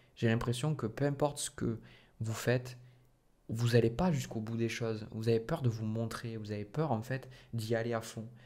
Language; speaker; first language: French; native; French